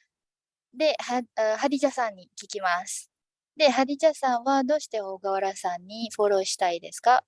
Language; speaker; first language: Japanese; non-native, fluent; Indonesian